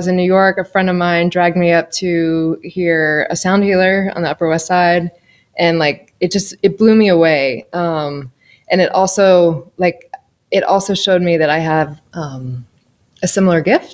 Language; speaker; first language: English; native; English